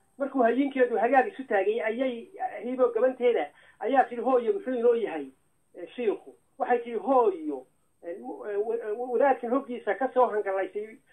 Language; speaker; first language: Somali; native; Somali